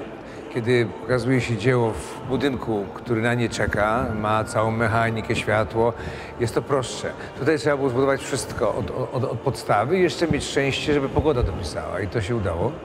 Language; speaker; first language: Polish; native; Polish